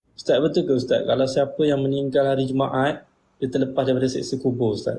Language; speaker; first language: Malay; native; Malay